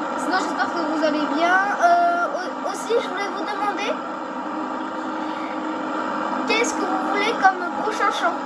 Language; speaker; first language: French; native; French